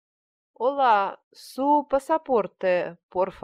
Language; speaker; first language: Spanish; non-native, learner; Russian